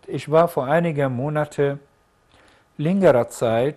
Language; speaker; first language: German; non-native, fluent; Arabic